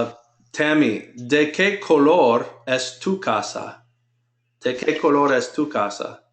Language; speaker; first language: Spanish; non-native, fluent; English